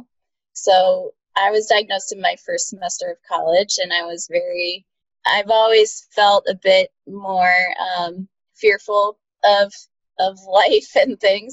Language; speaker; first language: English; native; English